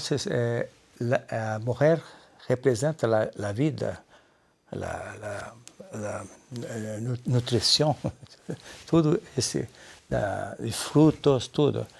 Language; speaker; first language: Spanish; non-native, learner; Portuguese